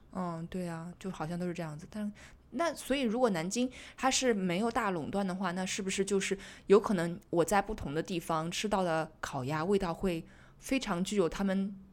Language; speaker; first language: Chinese; native; Chinese